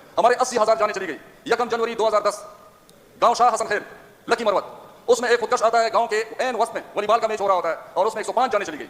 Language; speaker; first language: Urdu; non-native, local second language; Pashto